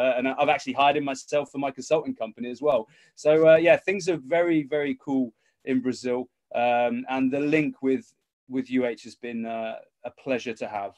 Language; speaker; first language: English; native; English